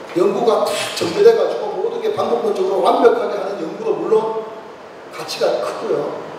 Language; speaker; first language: Korean; native; Korean